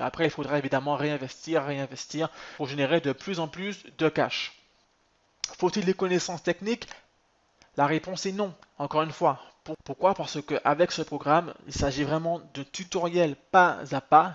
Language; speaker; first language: French; native; French